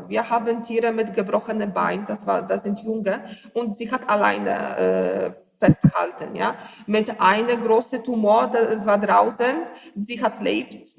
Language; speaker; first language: German; non-native, learner; Polish